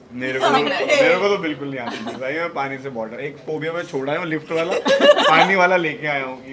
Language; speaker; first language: Hindi; native; Hindi